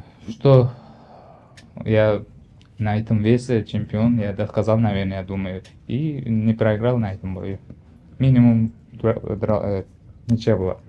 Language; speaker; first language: Russian; non-native, learner; Uzbek